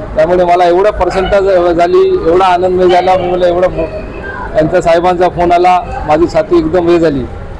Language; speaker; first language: Marathi; non-native, local second language; Urdu